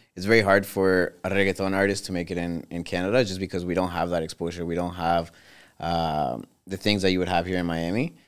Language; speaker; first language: English; early bilingual, other home language; Spanish